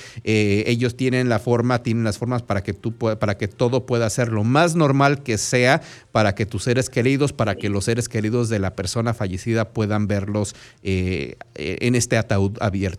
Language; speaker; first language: Spanish; native; Spanish